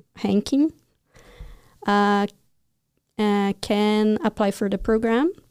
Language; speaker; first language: English; non-native, fluent; Portuguese